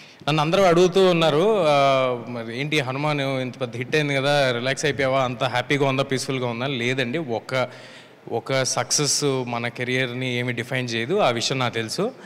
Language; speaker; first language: Telugu; native; Telugu